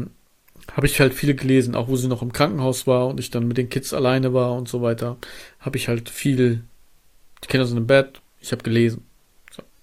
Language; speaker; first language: German; native; German